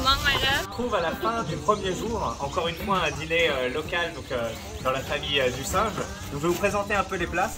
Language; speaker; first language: French; native; French